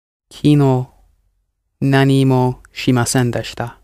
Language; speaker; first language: Japanese; non-native, learner; English